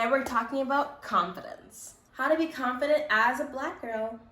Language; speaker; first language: English; native; English